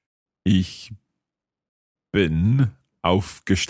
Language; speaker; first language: German; non-native, learner; English